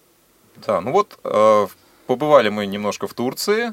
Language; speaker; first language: Russian; native; Russian